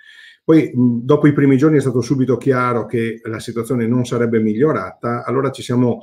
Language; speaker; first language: Italian; native; Italian